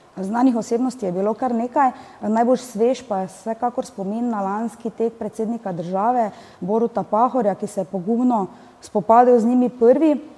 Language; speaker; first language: Slovenian; native; Slovenian